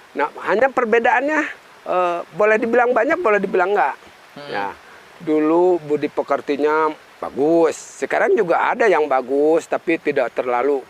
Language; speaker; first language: Indonesian; early bilingual, other home language; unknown